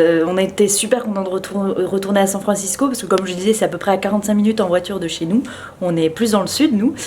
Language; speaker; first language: French; native; French